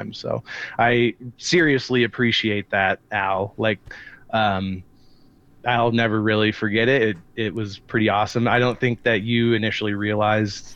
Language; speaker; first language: English; native; English